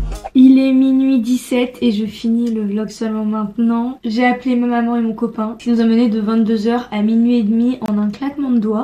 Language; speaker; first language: French; native; French